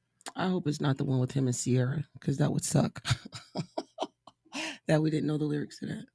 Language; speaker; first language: English; native; English